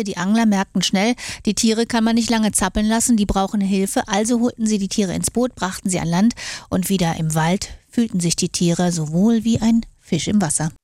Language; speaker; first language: German; native; German